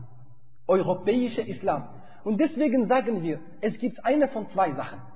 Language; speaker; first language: German; non-native, fluent; Arabic